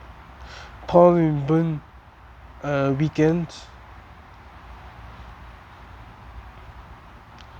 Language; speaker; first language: French; non-native, learner; English